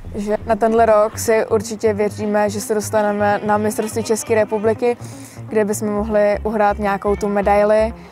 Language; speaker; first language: Czech; native; Czech